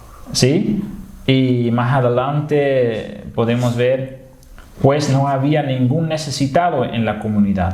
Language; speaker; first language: Spanish; non-native, fluent; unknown